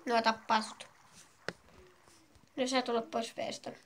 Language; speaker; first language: Finnish; native; Finnish